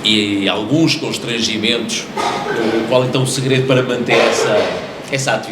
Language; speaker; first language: Portuguese; native; Portuguese